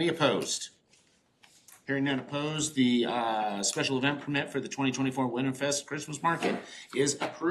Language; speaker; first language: English; native; English